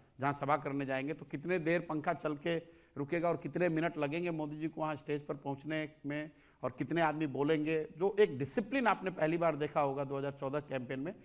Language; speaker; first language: Hindi; native; Hindi